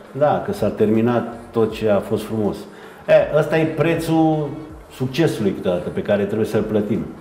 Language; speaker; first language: Romanian; native; Romanian